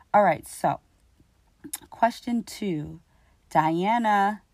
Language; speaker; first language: English; native; English